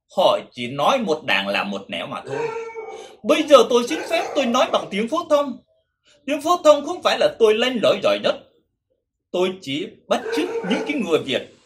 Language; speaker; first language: Vietnamese; non-native, local second language; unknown